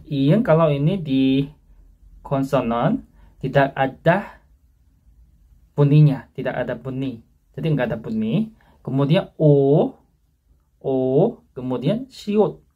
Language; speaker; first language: Indonesian; non-native, fluent; Korean